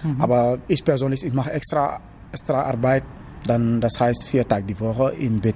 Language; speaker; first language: German; non-native, learner; Wolof